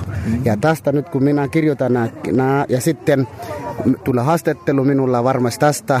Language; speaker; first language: Finnish; non-native, fluent; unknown